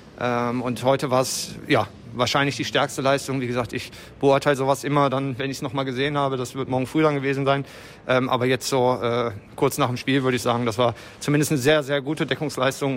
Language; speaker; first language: German; native; German